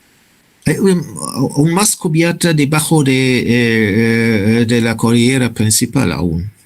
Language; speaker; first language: Spanish; non-native, fluent; German